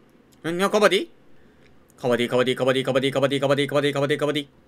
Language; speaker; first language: Japanese; native; Japanese